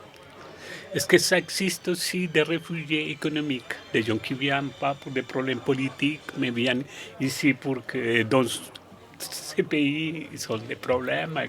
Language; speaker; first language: French; non-native, fluent; Spanish